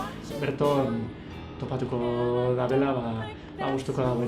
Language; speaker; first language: Basque; native; Basque